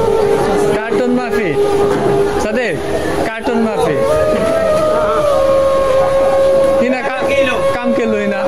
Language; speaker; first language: Arabic; non-native, learner; Bangla